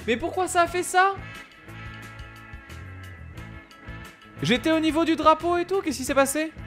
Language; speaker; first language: French; native; French